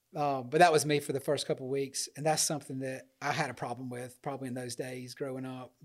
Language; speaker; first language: English; native; English